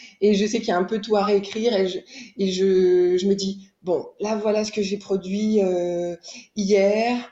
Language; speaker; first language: French; native; French